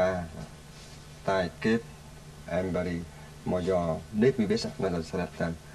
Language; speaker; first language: Hungarian; non-native, learner; Vietnamese